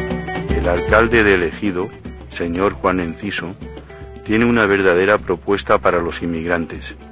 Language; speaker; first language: Spanish; native; Spanish